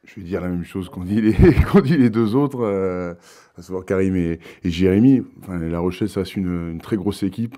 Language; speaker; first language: French; native; French